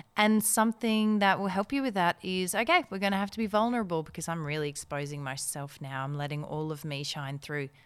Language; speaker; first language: English; early bilingual, other home language; Dutch